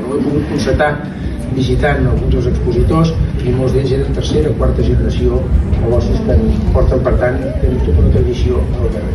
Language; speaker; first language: Catalan; native; Catalan